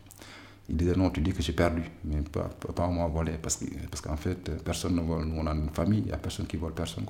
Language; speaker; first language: French; non-native, local second language; Wolof